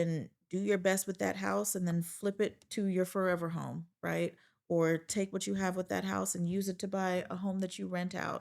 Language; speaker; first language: English; native; English